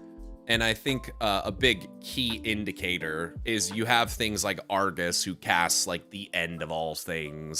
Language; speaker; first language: English; native; English